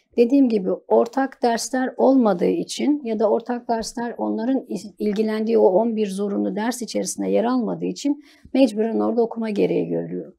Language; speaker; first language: Turkish; native; Turkish